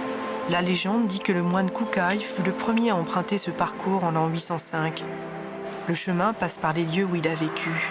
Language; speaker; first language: French; native; French